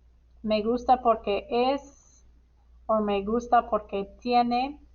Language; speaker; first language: Spanish; non-native, fluent; English